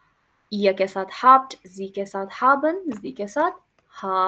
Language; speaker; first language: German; non-native, learner; Hindi